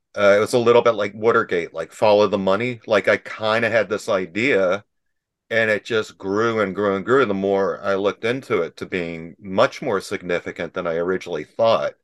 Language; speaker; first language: English; native; English